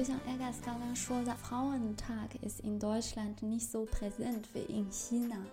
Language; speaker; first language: German; non-native, fluent; Chinese